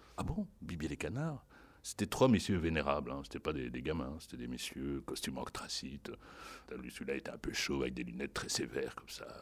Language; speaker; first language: French; non-native, local second language; Lingala